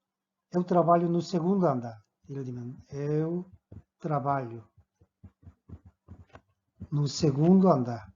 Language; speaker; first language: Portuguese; non-native, fluent; Korean